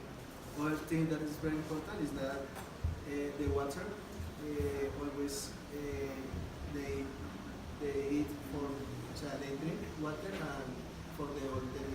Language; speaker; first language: English; non-native, learner; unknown